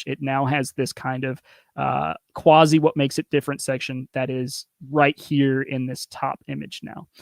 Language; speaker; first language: English; native; English